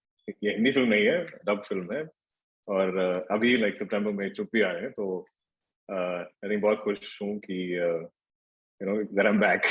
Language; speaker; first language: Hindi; non-native, local second language; Malayalam